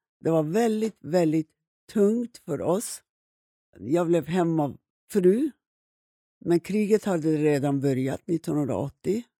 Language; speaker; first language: Swedish; non-native, fluent; Persian